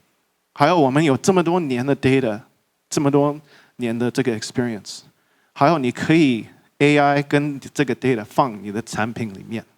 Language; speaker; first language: Chinese; early bilingual, heritage; English